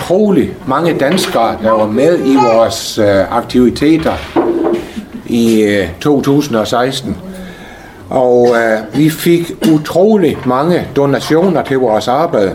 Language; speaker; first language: Danish; native; Danish